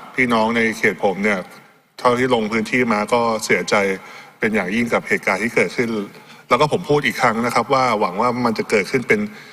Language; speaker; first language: Thai; native; Thai